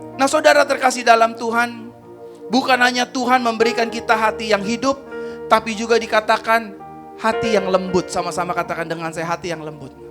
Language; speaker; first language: Indonesian; native; Indonesian